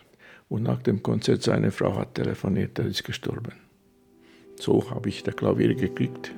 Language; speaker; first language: German; non-native, fluent; Hungarian